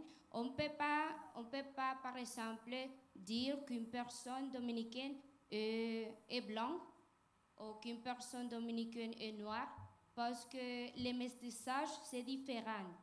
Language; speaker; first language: French; non-native, fluent; Spanish